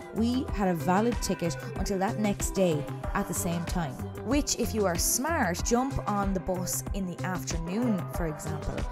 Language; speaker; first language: English; native; English